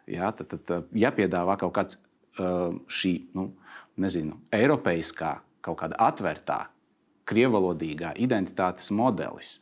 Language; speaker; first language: Latvian; non-native, local second language; Russian